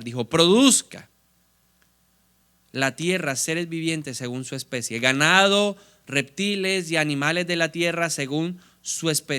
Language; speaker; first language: Spanish; native; Spanish